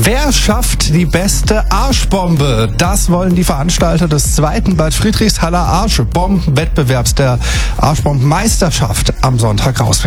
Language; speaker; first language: German; native; German